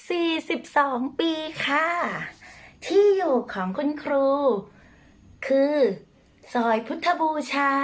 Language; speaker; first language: Thai; native; Thai